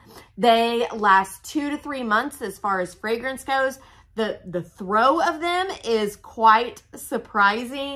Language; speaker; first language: English; native; English